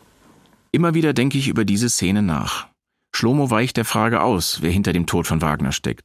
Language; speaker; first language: German; native; German